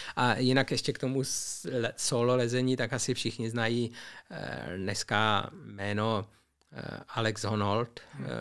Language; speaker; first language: Czech; native; Czech